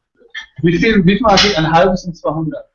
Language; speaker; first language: German; native; German